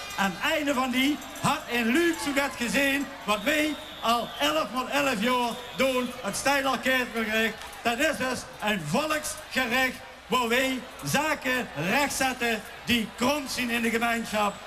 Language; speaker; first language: Dutch; native; Dutch